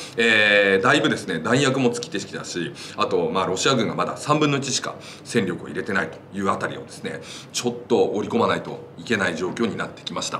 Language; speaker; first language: Japanese; native; Japanese